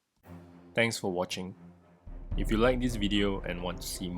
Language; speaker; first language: English; native; English